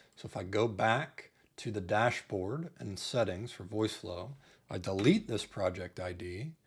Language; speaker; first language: English; native; English